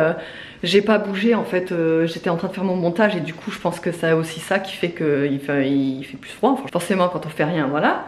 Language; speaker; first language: French; native; French